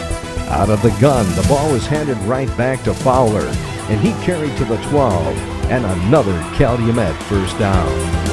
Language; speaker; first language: English; native; English